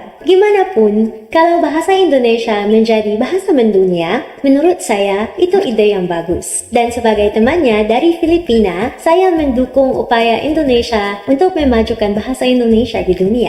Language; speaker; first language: Indonesian; non-native, learner; Filipino